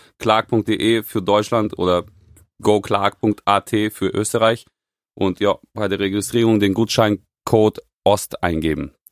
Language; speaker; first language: German; non-native, fluent; Russian